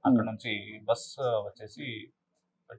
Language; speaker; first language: Telugu; non-native, local second language; Kannada